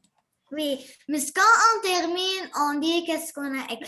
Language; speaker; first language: French; non-native, learner; Arabic